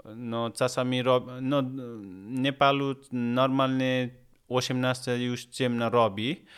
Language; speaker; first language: Polish; non-native, learner; Nepali